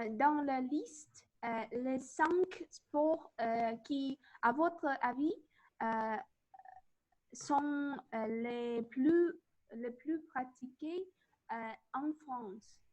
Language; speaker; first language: French; non-native, learner; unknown